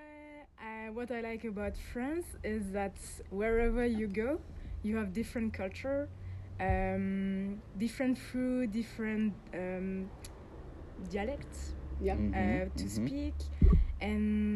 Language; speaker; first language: English; non-native, learner; French